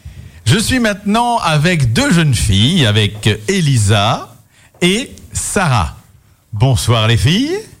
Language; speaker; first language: French; native; French